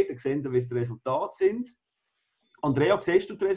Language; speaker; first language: German; native; German